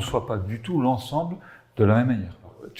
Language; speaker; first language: French; native; French